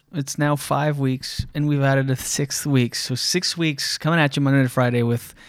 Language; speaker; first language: English; early bilingual, other home language; French